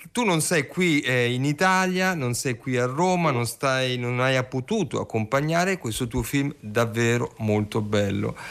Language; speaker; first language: Italian; native; Italian